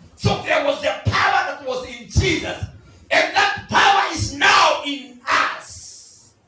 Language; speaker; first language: English; non-native, local second language; Swahili